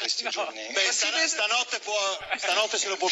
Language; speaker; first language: Italian; native; Italian